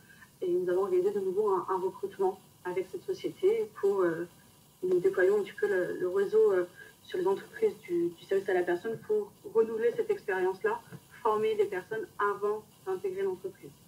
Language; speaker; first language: French; native; French